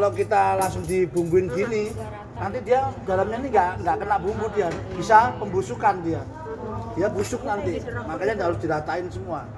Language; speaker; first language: Indonesian; native; Indonesian